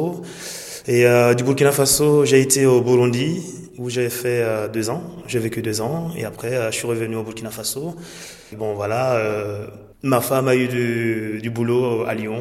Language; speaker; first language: French; non-native, local second language; Mossi